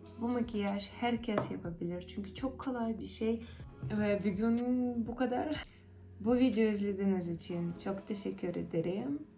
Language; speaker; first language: Turkish; non-native, fluent; Russian